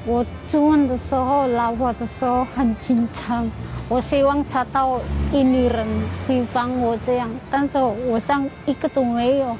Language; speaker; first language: Chinese; non-native, learner; Indonesian